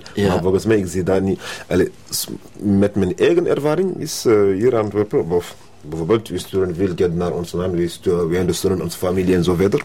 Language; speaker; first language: Dutch; non-native, learner; French